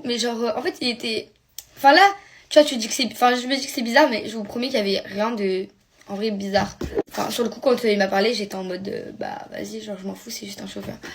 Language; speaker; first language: French; native; French